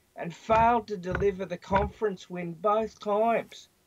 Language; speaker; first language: English; native; English